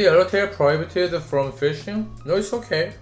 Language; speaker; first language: English; non-native, learner; Korean